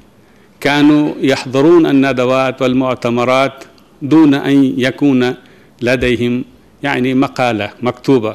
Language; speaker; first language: Arabic; non-native, fluent; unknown